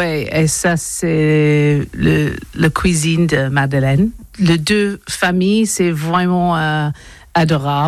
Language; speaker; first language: French; non-native, learner; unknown